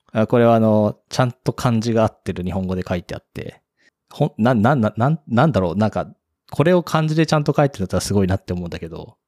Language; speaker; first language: Japanese; native; Japanese